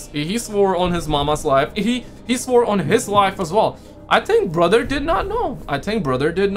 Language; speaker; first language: English; native; English